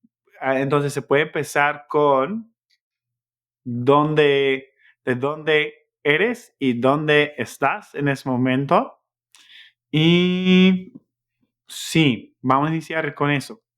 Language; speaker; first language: Spanish; non-native, fluent; English